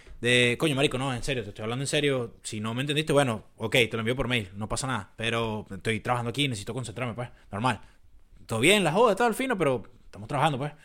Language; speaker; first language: Spanish; native; Spanish